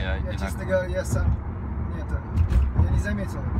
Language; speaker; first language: Russian; non-native, fluent; Uzbek